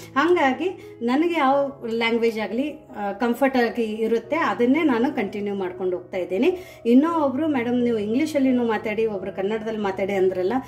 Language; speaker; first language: Kannada; native; Kannada